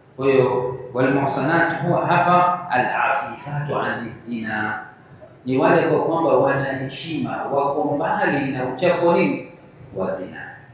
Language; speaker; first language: Swahili; native; Swahili